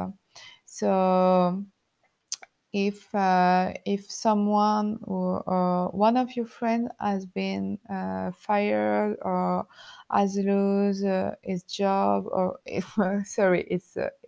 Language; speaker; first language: English; non-native, learner; French